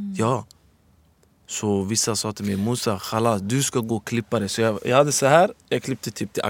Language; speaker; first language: Swedish; early bilingual, other home language; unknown